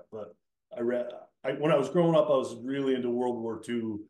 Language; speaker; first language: English; native; English